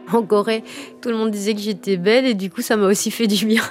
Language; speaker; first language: French; native; French